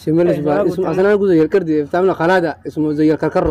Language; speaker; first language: Arabic; non-native, learner; Oromo